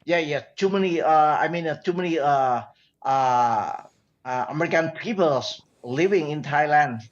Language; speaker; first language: English; non-native, learner; Thai